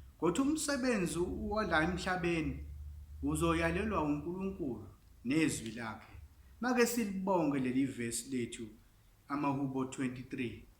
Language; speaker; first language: Zulu; non-native, local second language; English